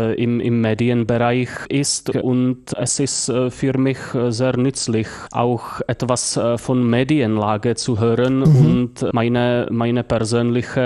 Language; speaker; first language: German; non-native, fluent; Czech